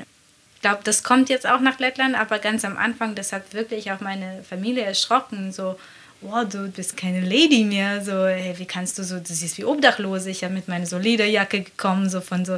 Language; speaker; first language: German; non-native, fluent; Latvian